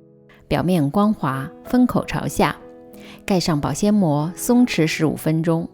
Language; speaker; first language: Chinese; native; Chinese